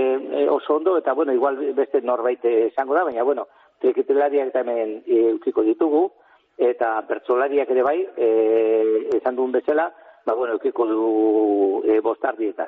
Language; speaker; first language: Basque; native; Basque